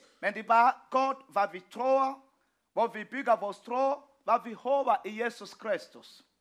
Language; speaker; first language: Danish; non-native, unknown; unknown